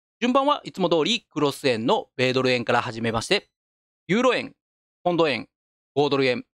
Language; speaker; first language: Japanese; native; Japanese